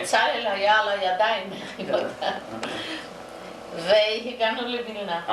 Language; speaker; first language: Hebrew; non-native, fluent; Yiddish